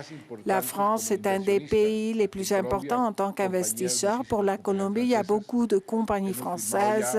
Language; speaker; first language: French; non-native, fluent; Spanish